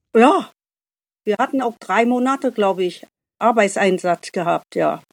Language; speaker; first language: German; non-native, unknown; Vietnamese